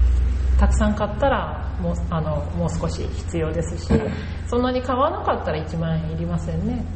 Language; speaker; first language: Japanese; native; Japanese